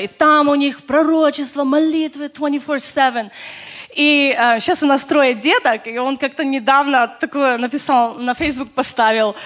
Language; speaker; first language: Russian; early bilingual, other home language; Ukrainian